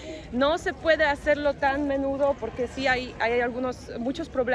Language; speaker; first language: Spanish; non-native, fluent; Polish